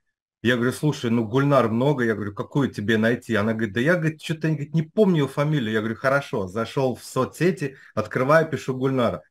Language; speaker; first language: Russian; native; Russian